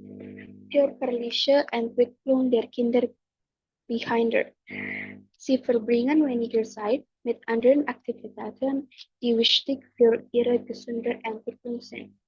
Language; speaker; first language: German; non-native, learner; Indonesian